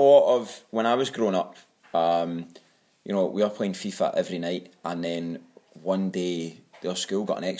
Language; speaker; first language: English; native; English